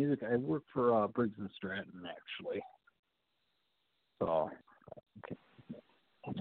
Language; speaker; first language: English; native; English